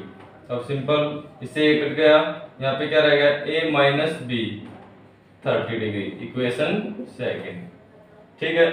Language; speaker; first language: Hindi; native; Hindi